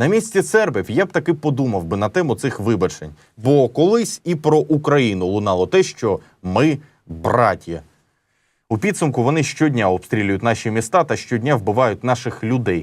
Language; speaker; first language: Ukrainian; native; Ukrainian